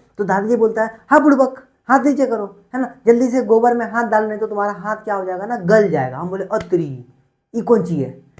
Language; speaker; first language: Hindi; native; Hindi